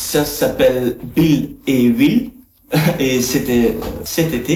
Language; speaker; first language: French; non-native, fluent; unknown